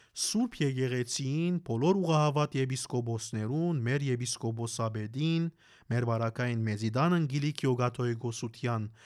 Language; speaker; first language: Armenian; early bilingual, heritage; Armenian